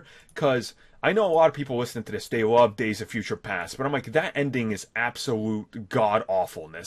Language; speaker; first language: English; native; English